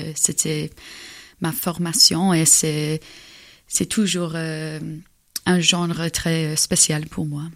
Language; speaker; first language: French; non-native, fluent; English